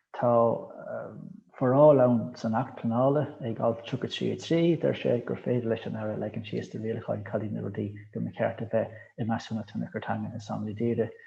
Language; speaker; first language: Irish; native; Irish